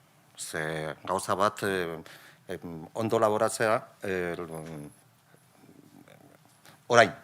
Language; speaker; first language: Basque; non-native, local second language; Spanish